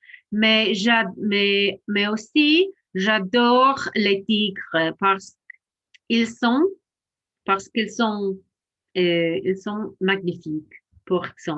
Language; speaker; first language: French; non-native, fluent; English